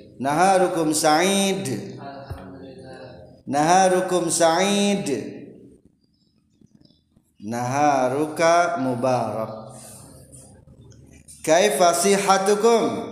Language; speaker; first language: Arabic; non-native, fluent; Indonesian